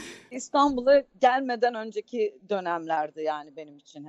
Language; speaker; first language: Turkish; non-native, fluent; English